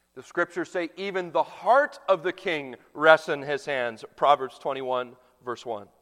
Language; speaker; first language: English; native; English